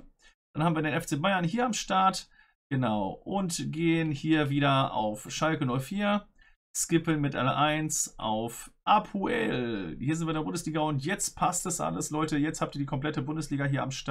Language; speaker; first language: German; native; German